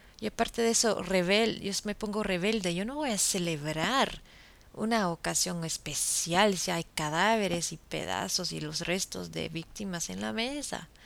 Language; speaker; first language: Spanish; non-native, fluent; English